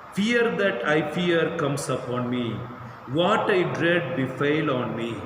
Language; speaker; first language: English; non-native, local second language; Telugu